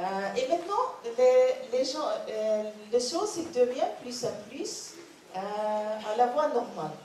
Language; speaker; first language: French; non-native, learner; Norwegian